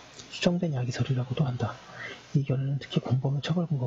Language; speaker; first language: Korean; native; Korean